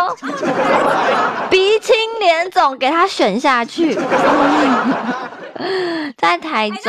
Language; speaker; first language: Chinese; native; Chinese